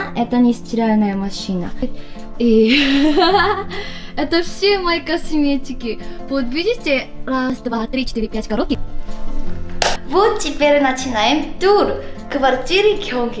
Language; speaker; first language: Russian; non-native, learner; Korean